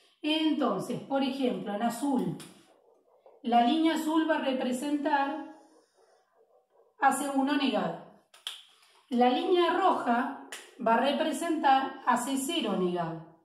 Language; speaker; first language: Spanish; native; Spanish